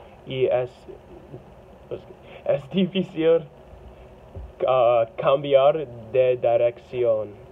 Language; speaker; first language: Spanish; non-native, learner; English